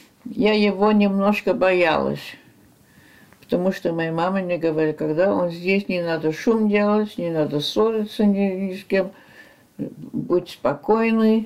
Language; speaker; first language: Russian; early bilingual, heritage; French